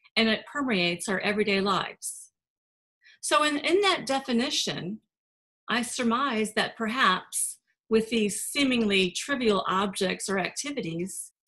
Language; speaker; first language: English; native; English